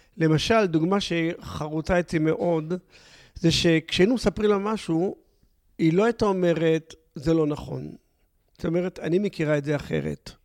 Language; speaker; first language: Hebrew; native; Hebrew